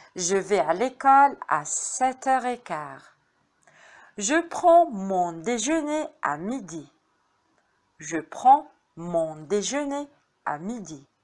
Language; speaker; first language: French; non-native, fluent; Arabic